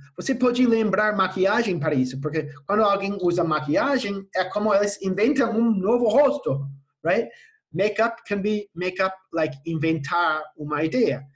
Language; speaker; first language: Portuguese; non-native, fluent; English